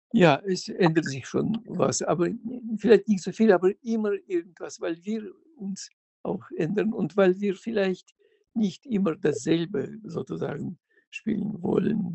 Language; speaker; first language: German; non-native, fluent; Russian